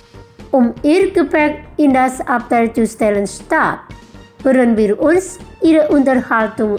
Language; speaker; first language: German; non-native, fluent; Indonesian